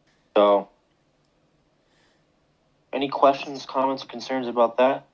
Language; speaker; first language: English; native; English